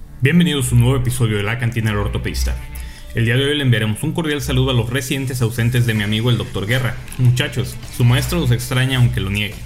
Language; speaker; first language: Spanish; native; Spanish